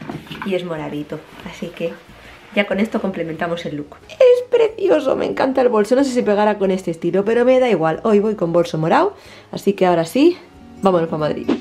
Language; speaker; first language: Spanish; native; Spanish